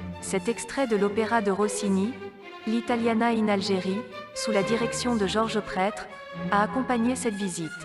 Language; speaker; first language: French; native; French